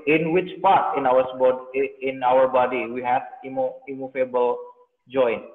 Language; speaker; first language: English; non-native, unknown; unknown